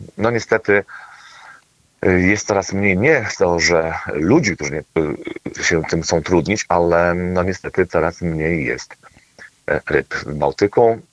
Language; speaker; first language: Polish; native; Polish